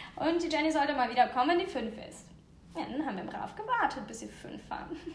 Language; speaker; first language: German; non-native, fluent; Russian